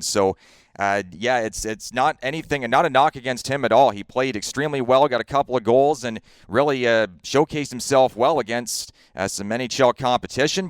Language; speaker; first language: English; native; English